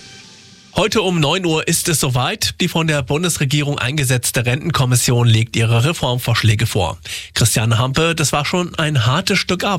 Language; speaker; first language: German; native; German